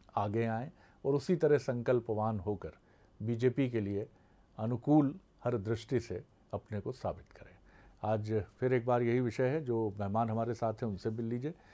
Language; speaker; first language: Hindi; native; Hindi